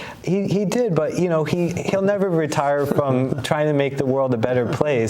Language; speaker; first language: English; native; English